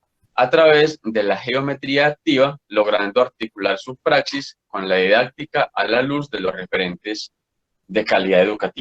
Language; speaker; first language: Spanish; native; Spanish